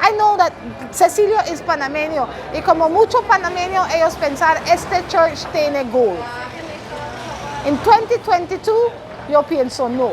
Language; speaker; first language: Spanish; non-native, learner; English